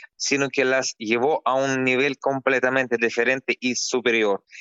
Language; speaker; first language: Spanish; non-native, fluent; Russian